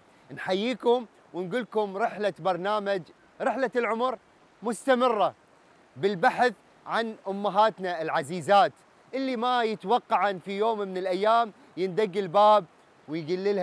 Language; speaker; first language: Arabic; native; Arabic